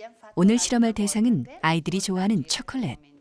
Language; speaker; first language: Korean; native; Korean